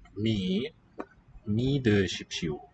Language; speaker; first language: Korean; non-native, learner; English